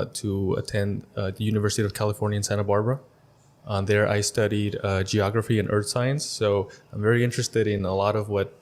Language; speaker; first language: English; early bilingual, other home language; Spanish